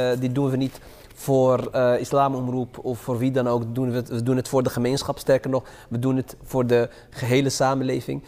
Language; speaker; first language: Dutch; early bilingual, other home language; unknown